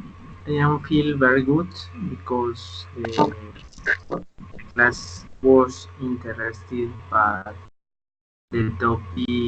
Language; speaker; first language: English; non-native, learner; Spanish